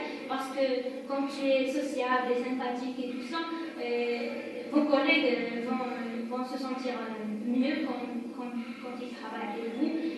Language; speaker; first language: French; non-native, learner; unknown